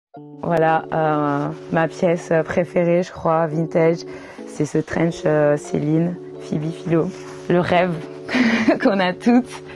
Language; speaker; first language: French; early bilingual, other home language; Kinyarwanda